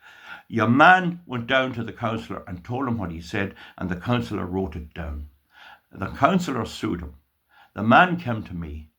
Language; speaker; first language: English; native; English